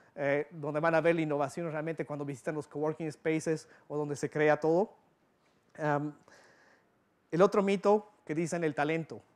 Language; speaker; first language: Spanish; early bilingual, other home language; English